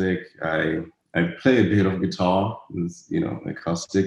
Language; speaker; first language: English; non-native, local second language; Shona